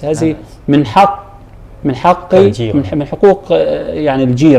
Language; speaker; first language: Arabic; native; Arabic